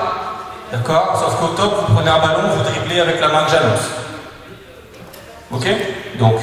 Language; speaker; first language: French; native; French